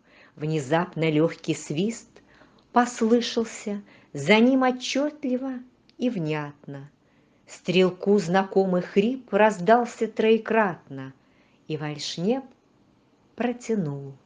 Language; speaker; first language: Russian; native; Russian